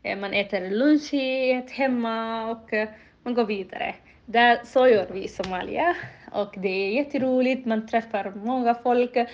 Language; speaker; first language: Swedish; non-native, learner; Somali